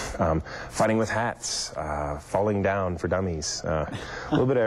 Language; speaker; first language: English; native; English